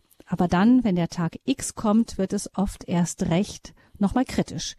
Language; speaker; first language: German; native; German